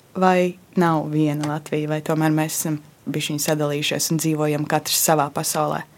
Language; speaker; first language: Latvian; native; Latvian